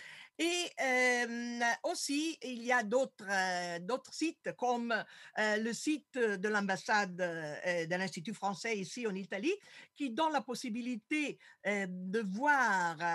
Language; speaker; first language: French; non-native, fluent; Italian